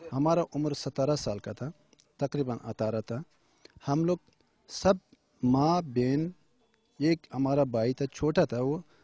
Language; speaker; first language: Hindi; non-native, learner; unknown